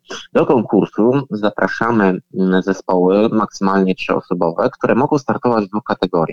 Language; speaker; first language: Polish; native; Polish